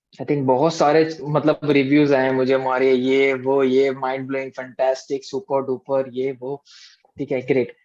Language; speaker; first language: Hindi; native; Hindi